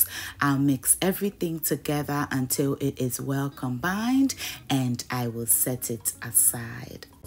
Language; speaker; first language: English; non-native, local second language; Ga